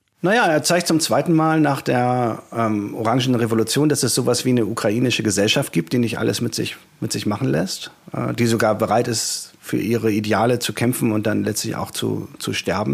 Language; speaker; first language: German; native; German